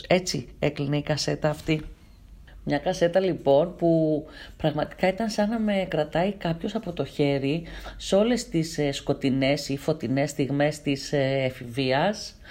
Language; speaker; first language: Greek; native; Greek